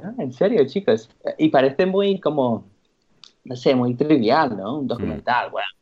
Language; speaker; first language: Spanish; non-native, fluent; English